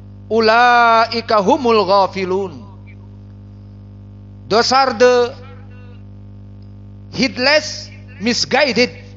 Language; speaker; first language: English; non-native, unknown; Indonesian